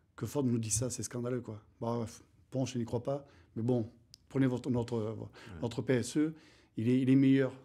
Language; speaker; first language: French; native; French